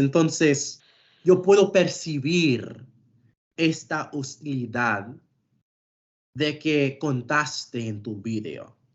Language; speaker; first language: Spanish; non-native, fluent; English